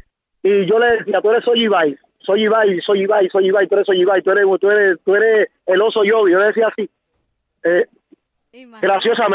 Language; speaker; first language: Spanish; native; Spanish